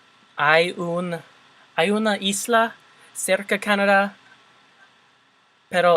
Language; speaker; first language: Spanish; non-native, learner; English